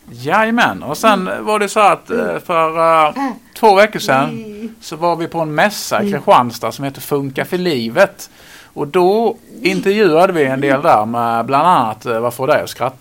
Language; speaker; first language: Swedish; native; Swedish